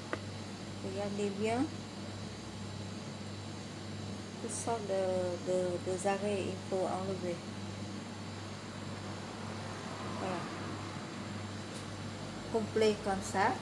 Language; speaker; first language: French; non-native, fluent; Vietnamese